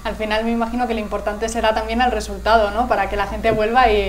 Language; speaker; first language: Spanish; native; Spanish